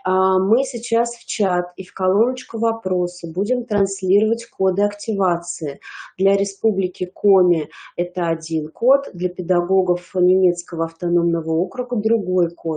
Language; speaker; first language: Russian; native; Russian